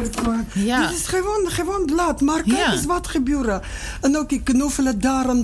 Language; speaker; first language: Dutch; non-native, learner; Armenian